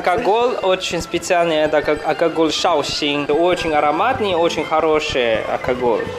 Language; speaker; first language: Russian; non-native, learner; Chinese